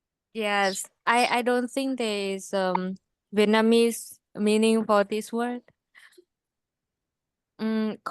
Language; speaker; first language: English; non-native, fluent; Vietnamese